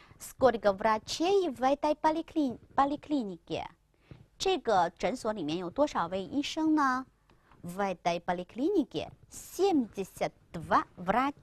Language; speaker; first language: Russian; non-native, fluent; Chinese